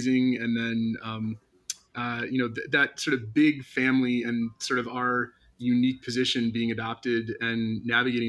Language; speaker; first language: English; native; English